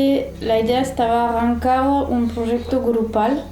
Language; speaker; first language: Spanish; non-native, fluent; French